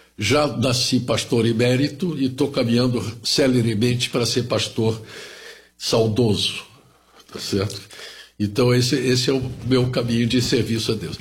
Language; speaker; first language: Portuguese; early bilingual, other home language; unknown